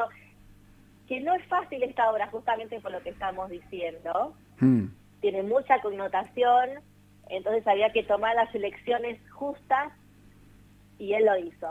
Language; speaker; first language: Spanish; native; Spanish